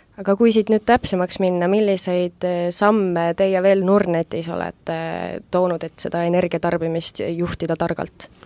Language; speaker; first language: Estonian; native; Estonian